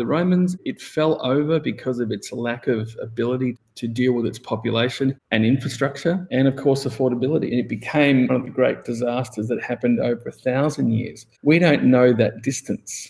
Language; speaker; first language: English; native; English